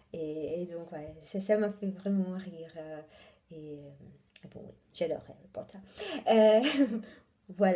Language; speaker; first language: French; non-native, fluent; Italian